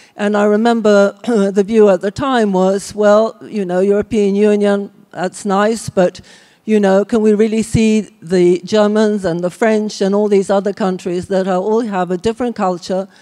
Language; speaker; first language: English; native; English